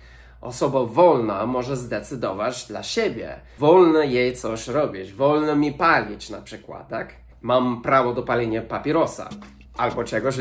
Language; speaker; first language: Polish; non-native, fluent; English